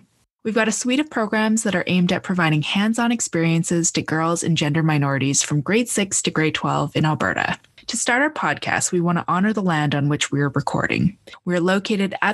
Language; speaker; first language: English; native; English